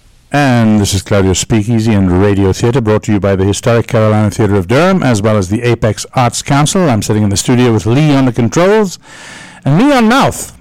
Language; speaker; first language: English; native; English